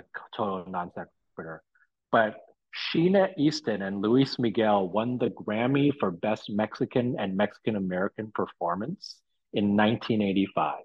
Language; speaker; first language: English; non-native, local second language; Cantonese